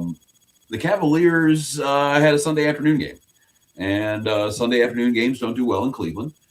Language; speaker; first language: English; native; English